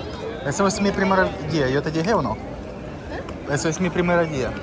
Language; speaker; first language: Spanish; non-native, learner; Russian